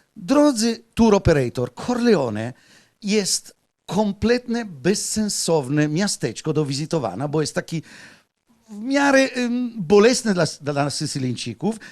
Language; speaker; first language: Polish; non-native, fluent; Italian